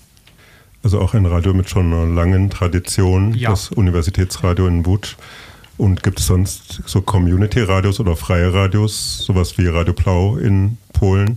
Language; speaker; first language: German; native; German